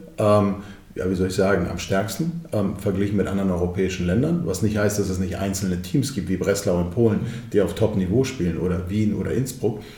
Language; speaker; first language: German; early bilingual, other home language; Croatian